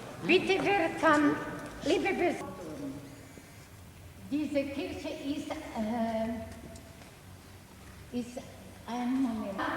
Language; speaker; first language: German; non-native, learner; Slovak